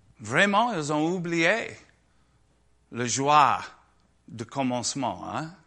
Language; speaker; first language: French; non-native, learner; English